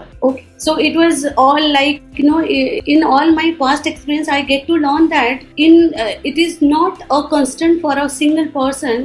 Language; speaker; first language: English; non-native, local second language; Odia